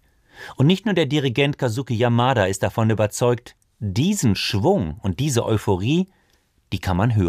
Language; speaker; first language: German; native; German